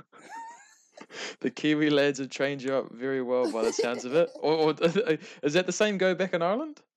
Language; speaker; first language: English; native; English